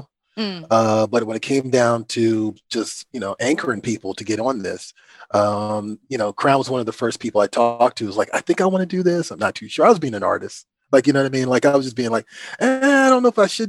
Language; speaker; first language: English; native; English